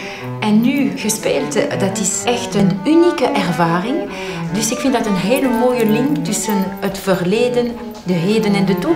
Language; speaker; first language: Dutch; non-native, local second language; French